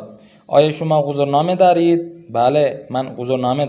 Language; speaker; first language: Persian; non-native, learner; Urdu